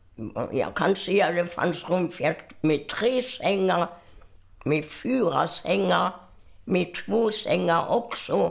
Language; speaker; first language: Swedish; non-native, fluent; German